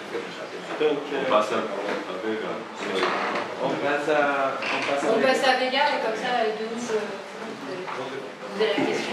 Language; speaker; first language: French; non-native, fluent; Spanish